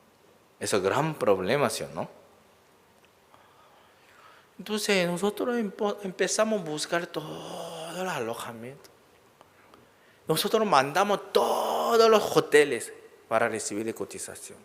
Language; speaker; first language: Spanish; non-native, learner; Korean